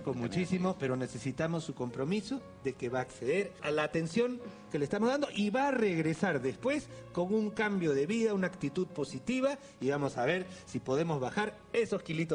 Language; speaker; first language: Spanish; native; Spanish